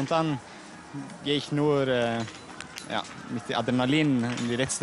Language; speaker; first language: German; non-native, learner; Norwegian